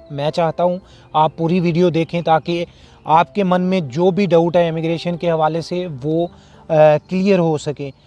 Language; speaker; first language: Urdu; non-native, local second language; Punjabi